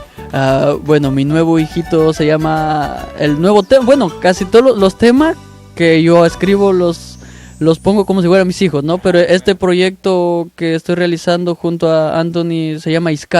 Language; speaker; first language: Spanish; native; Spanish